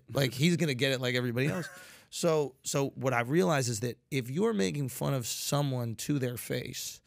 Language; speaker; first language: English; native; English